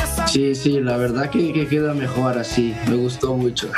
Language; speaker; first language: Spanish; non-native, fluent; Portuguese